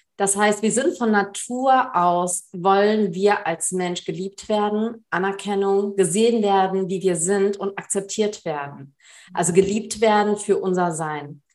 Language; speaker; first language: German; early bilingual, other home language; Tamil